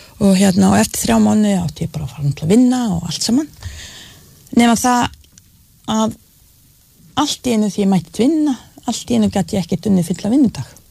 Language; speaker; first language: Icelandic; non-native, fluent; Bosnian